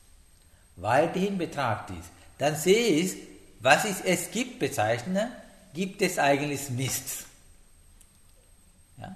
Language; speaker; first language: German; non-native, learner; Sinhala